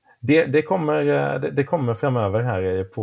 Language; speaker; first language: Swedish; native; Swedish